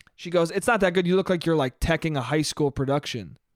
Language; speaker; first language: English; native; English